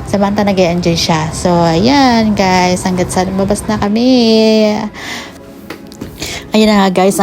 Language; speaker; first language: Filipino; native; Filipino